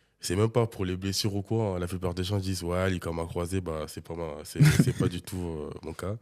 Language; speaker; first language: French; early bilingual, other home language; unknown